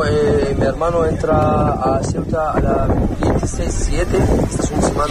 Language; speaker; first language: Spanish; non-native, learner; Arabic